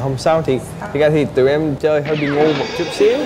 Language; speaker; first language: Vietnamese; early bilingual, heritage; Vietnamese